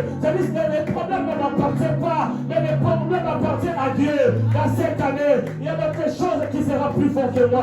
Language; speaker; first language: French; non-native, local second language; Lingala